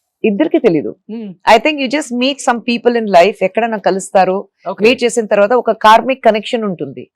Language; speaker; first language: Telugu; non-native, fluent; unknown